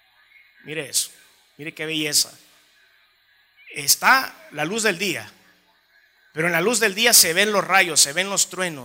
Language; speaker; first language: Spanish; native; Spanish